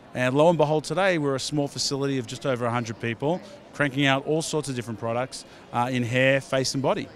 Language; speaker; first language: English; native; English